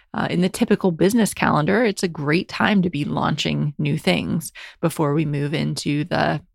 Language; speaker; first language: English; native; English